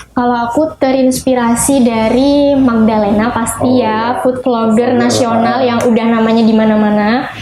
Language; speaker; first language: Indonesian; native; Indonesian